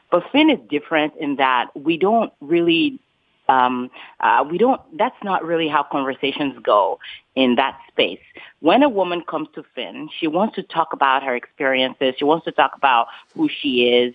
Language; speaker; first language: English; non-native, local second language; Yoruba